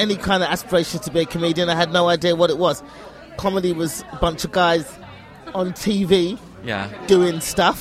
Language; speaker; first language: English; native; English